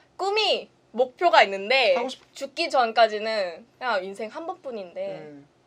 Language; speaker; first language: Korean; non-native, fluent; Thai